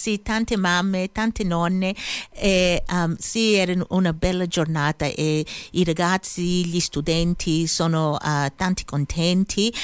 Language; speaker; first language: Italian; early bilingual, heritage; Italian